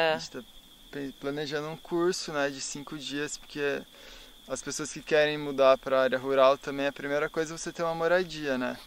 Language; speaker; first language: Portuguese; native; Portuguese